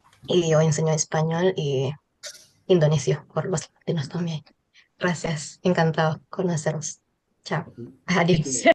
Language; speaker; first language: Spanish; non-native, learner; Indonesian